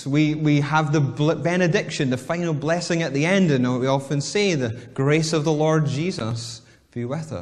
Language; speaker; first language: English; native; English